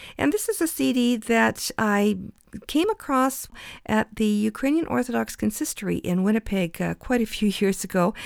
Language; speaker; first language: English; early bilingual, other home language; Ukrainian